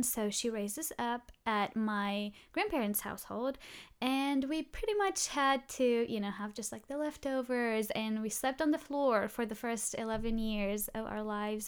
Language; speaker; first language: English; non-native, fluent; Arabic